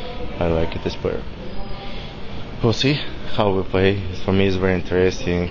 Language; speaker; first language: English; non-native, learner; Russian